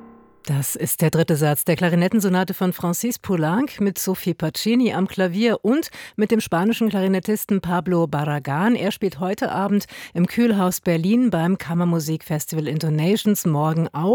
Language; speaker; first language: German; native; German